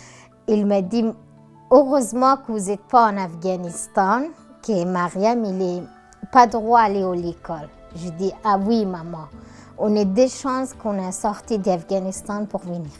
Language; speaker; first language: French; non-native, learner; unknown